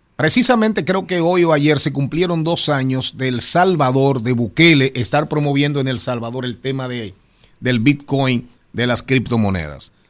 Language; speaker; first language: Spanish; native; Spanish